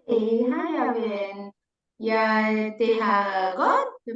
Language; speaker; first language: Danish; non-native, learner; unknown